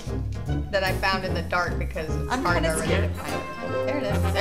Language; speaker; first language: English; native; English